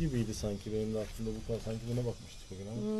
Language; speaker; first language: Turkish; native; Turkish